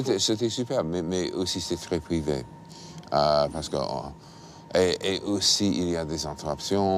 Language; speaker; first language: French; non-native, fluent; English